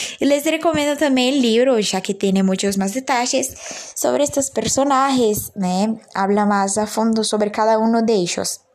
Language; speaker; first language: Spanish; non-native, learner; Portuguese